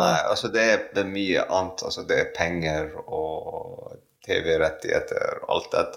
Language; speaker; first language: Norwegian; non-native, fluent; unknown